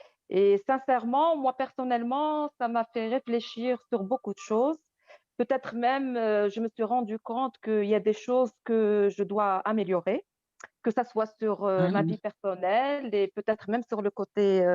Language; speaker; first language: French; non-native, local second language; Arabic